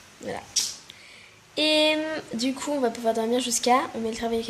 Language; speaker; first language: French; native; French